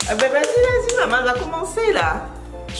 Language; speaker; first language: French; native; French